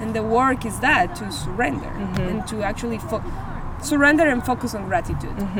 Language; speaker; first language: English; non-native, fluent; Spanish